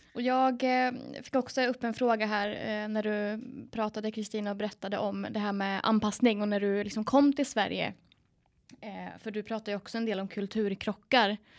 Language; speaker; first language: Swedish; native; Swedish